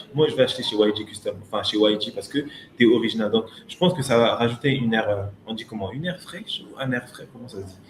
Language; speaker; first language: French; early bilingual, other home language; Lingala